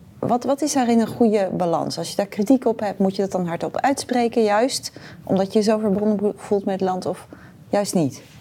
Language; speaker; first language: Dutch; native; Dutch